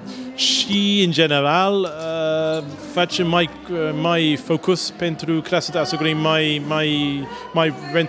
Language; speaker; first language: Romanian; non-native, learner; English